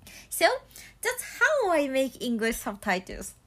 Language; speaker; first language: English; non-native, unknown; Japanese